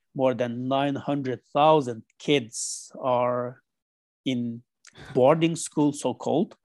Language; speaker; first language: English; non-native, learner; Chinese